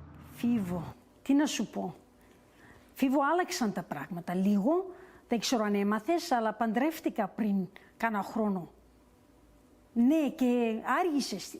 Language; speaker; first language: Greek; early bilingual, heritage; English